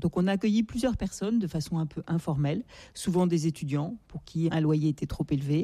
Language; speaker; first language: French; native; French